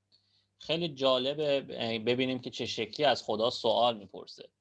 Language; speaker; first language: Persian; native; Persian